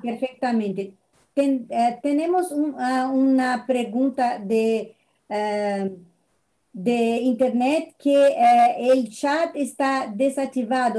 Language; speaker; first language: Spanish; non-native, fluent; Portuguese